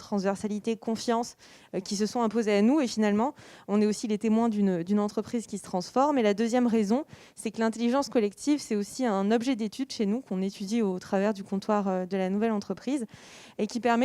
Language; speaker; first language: French; native; French